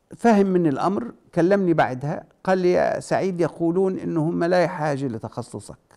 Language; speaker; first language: Arabic; native; Arabic